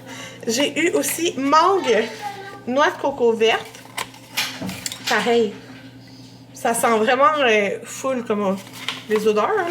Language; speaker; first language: French; native; French